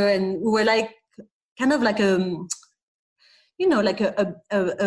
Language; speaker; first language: English; non-native, fluent; French